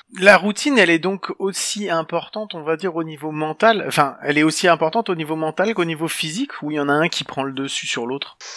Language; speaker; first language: French; native; French